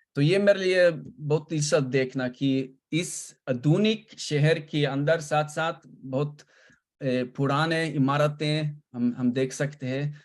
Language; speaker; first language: Hindi; non-native, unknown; Swedish